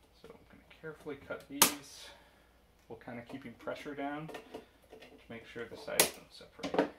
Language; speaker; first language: English; native; English